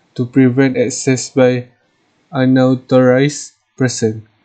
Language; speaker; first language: English; non-native, local second language; Malay